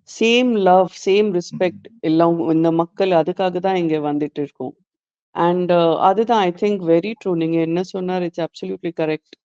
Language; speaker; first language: Tamil; non-native, learner; Gujarati